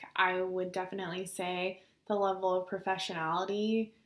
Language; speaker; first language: English; native; English